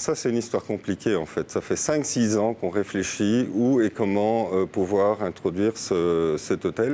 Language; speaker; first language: French; native; French